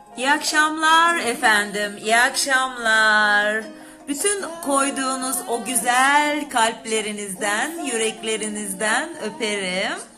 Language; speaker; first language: Turkish; native; Turkish